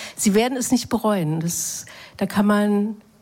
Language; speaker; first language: German; native; German